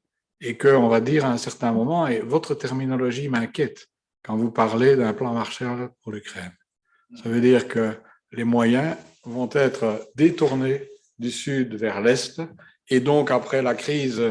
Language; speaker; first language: French; native; French